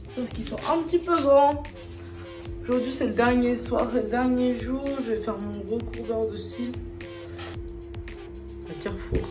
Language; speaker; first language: French; native; French